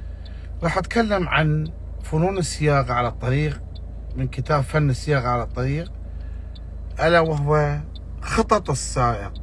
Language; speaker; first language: Arabic; native; Arabic